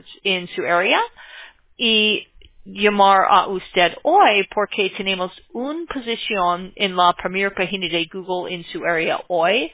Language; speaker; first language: Spanish; non-native, learner; English